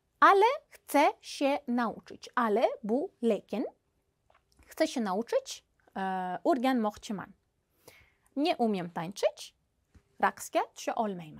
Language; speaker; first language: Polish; non-native, fluent; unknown